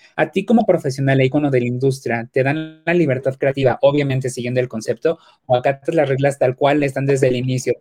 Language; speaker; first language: Spanish; native; Spanish